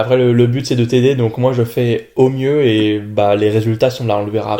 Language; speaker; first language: French; native; French